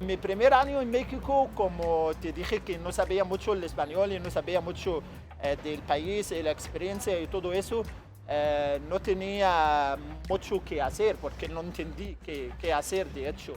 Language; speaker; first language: Spanish; non-native, fluent; Arabic